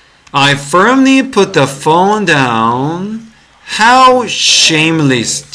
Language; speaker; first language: English; non-native, fluent; Korean